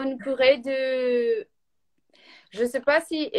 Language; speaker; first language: French; non-native, learner; Portuguese